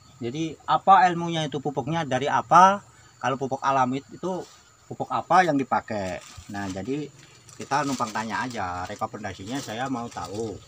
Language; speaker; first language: Indonesian; non-native, local second language; Javanese